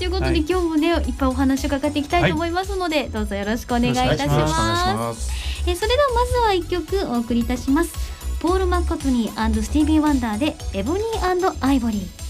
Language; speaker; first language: Japanese; native; Japanese